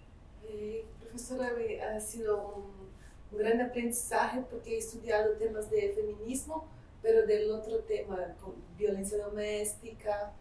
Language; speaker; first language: Spanish; non-native, fluent; Portuguese